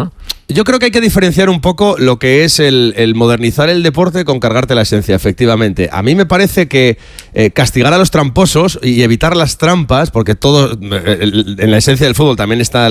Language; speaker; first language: Spanish; native; Spanish